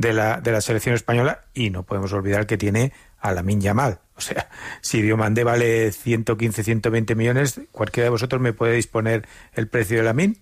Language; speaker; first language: Spanish; native; Spanish